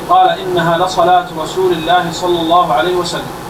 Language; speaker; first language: Arabic; native; Arabic